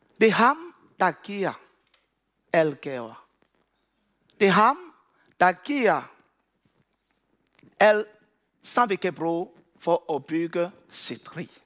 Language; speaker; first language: Danish; non-native, learner; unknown